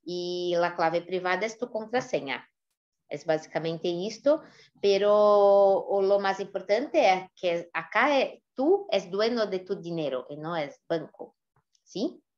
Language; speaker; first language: Spanish; non-native, fluent; Portuguese